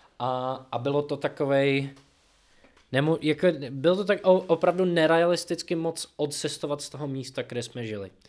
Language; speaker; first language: Czech; non-native, fluent; English